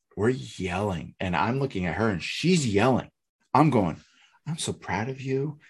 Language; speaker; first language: English; native; English